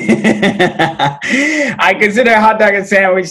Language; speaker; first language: English; non-native, local second language; Ganda